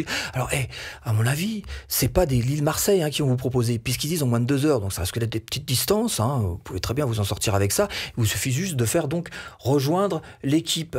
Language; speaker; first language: French; native; French